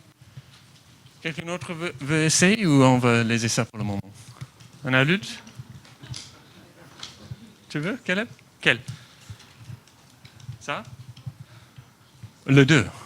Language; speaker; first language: French; non-native, fluent; English